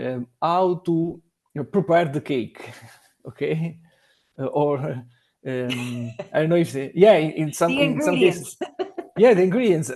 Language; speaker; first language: English; non-native, learner; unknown